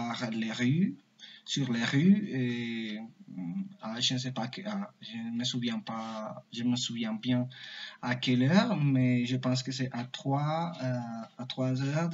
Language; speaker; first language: French; non-native, learner; Spanish